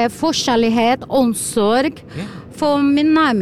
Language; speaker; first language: Norwegian; non-native, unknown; Portuguese